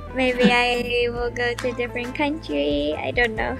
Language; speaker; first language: English; non-native, fluent; Japanese